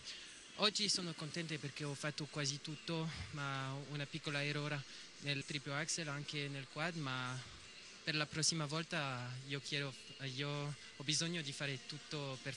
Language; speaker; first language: Italian; non-native, learner; French